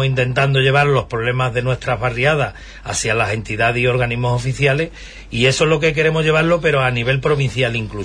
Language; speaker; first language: Spanish; native; Spanish